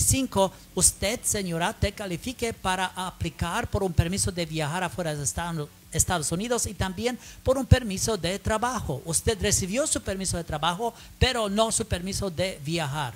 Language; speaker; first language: Spanish; non-native, learner; English